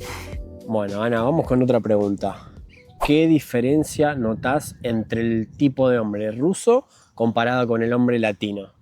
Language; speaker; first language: Spanish; native; Spanish